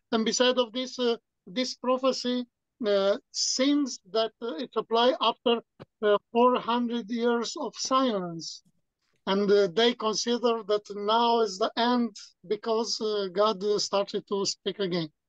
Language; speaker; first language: English; non-native, fluent; Romanian